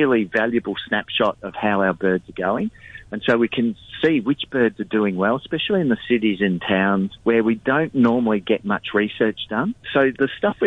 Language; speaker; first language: English; native; English